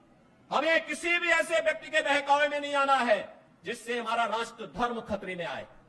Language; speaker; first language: Hindi; native; Hindi